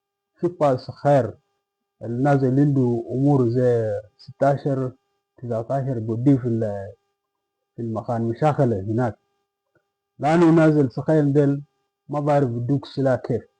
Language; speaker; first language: Arabic; non-native, local second language; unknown